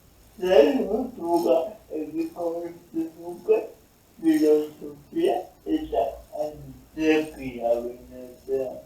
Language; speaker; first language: Basque; non-native, learner; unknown